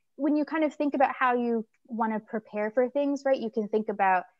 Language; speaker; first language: English; native; English